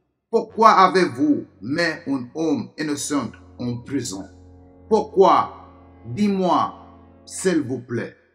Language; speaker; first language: French; non-native, learner; English